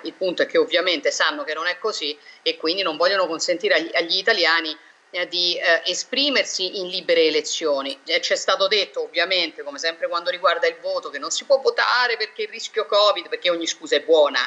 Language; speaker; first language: Italian; native; Italian